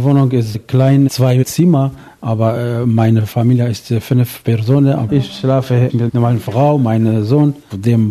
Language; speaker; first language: German; non-native, learner; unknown